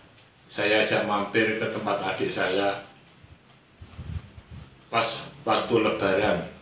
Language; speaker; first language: Indonesian; non-native, local second language; Javanese